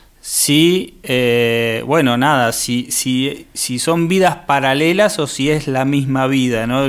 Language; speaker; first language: Spanish; native; Spanish